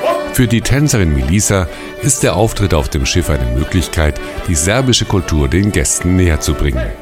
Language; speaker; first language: German; native; German